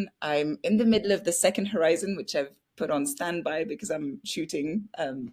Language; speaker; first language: English; non-native, fluent; French